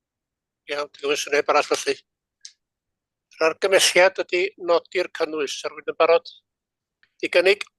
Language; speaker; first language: Welsh; native; Welsh